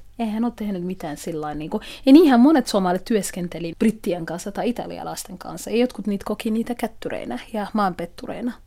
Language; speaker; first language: Finnish; non-native, fluent; Somali